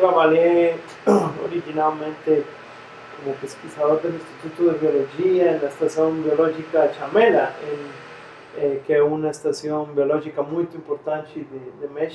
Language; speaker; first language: Portuguese; non-native, fluent; Spanish